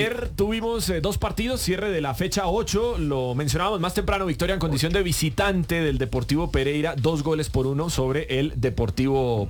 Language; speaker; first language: Spanish; native; Spanish